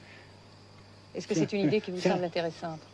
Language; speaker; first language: French; native; French